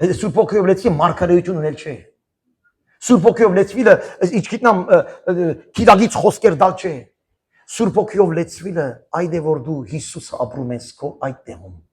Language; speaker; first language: Armenian; early bilingual, heritage; Armenian